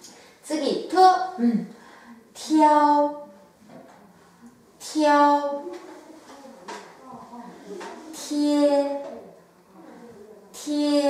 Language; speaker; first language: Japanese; non-native, fluent; Chinese